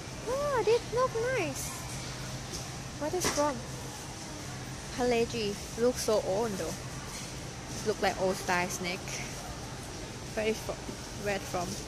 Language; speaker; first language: English; non-native, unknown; Thai